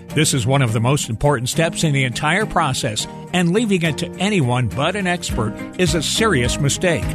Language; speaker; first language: English; native; English